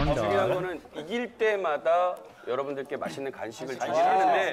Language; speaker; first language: Korean; native; Korean